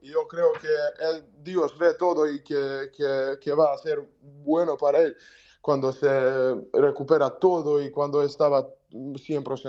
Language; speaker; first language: Spanish; non-native, learner; Serbian